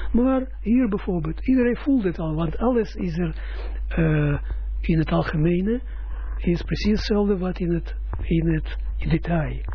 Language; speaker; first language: Dutch; non-native, fluent; Russian